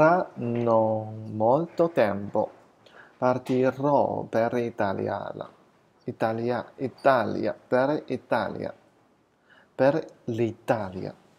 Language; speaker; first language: Italian; non-native, fluent; Chinese